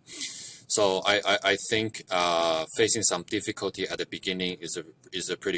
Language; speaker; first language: English; non-native, fluent; Chinese